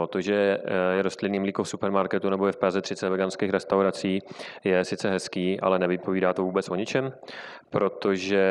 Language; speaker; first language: Czech; native; Czech